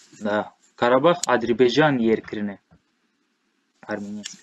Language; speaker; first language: Russian; non-native, learner; Azerbaijani